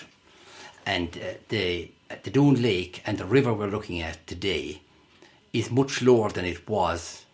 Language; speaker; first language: English; native; English